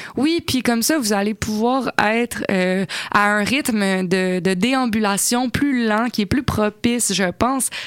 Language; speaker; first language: French; native; French